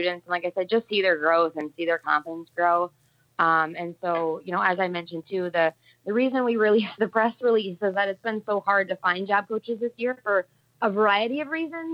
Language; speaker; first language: English; native; English